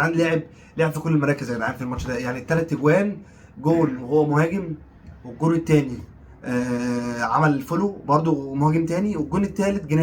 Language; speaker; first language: Arabic; native; Arabic